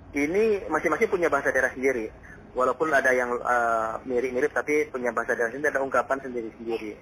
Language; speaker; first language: Indonesian; non-native, local second language; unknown